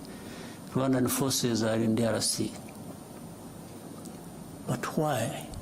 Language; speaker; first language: English; non-native, local second language; Kinyarwanda